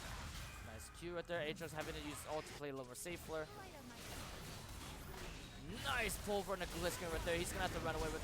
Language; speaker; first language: English; native; English